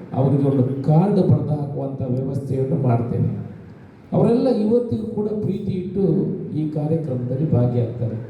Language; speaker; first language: Kannada; non-native, local second language; Tulu